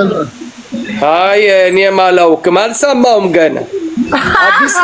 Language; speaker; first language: Amharic; non-native, fluent; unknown